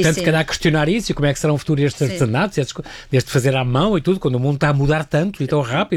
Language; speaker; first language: Portuguese; native; Portuguese